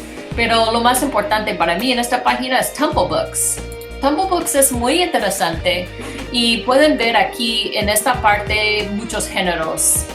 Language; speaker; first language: Spanish; non-native, fluent; English